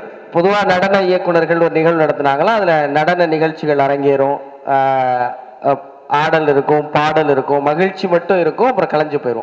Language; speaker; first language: Tamil; native; Tamil